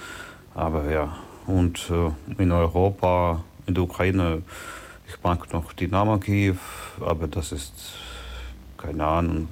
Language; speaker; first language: German; non-native, learner; Ukrainian